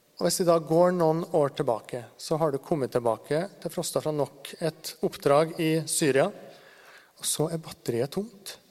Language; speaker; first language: Norwegian; native; Norwegian